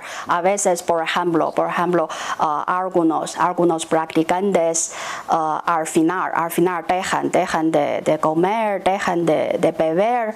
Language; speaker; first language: Spanish; non-native, fluent; Chinese